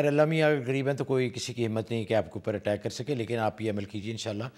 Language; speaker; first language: Urdu; native; Urdu